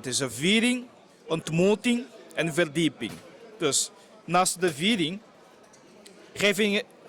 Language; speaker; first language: Dutch; non-native, fluent; Portuguese